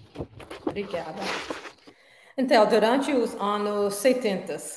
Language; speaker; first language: Portuguese; non-native, learner; English